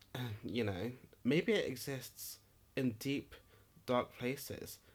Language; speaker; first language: English; native; English